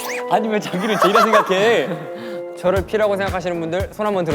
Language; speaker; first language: Korean; native; Korean